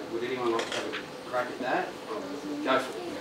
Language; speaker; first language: English; native; English